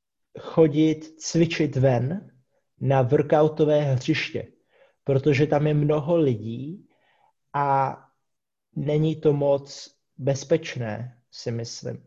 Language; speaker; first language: Czech; non-native, fluent; English